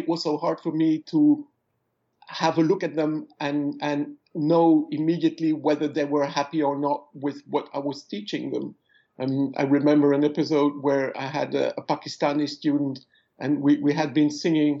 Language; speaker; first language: English; non-native, fluent; French